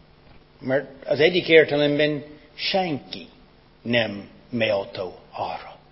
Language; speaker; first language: Hungarian; non-native, fluent; English